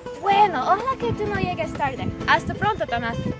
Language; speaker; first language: Spanish; non-native, learner; English